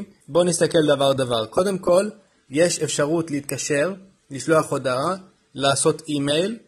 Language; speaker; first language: Hebrew; native; Hebrew